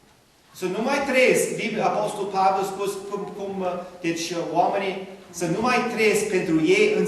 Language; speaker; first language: Romanian; non-native, learner; English